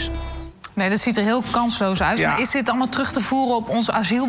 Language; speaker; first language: Dutch; native; Dutch